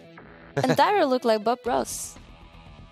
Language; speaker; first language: English; non-native, fluent; French